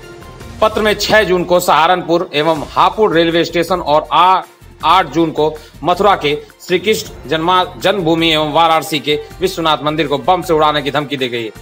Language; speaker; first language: Hindi; native; Hindi